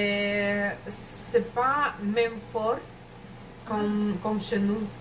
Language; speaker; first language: French; non-native, learner; Russian